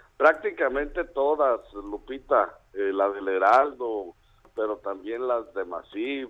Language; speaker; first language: Spanish; native; Spanish